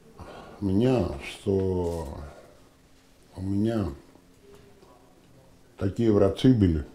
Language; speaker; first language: Russian; non-native, learner; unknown